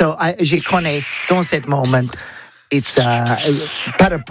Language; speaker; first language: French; non-native, learner; English